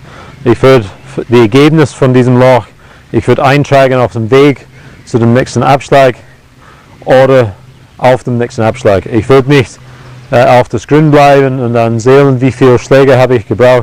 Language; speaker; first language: German; non-native, fluent; English